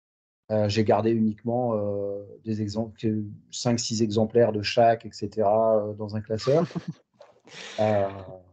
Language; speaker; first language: French; native; French